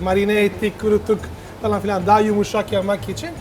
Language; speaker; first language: Turkish; non-native, learner; Italian